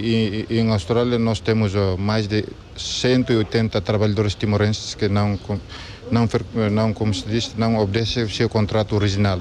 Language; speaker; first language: Portuguese; non-native, local second language; Tetum